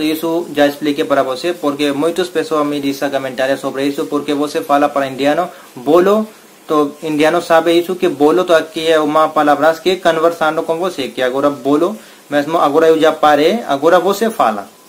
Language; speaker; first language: Portuguese; non-native, learner; Hindi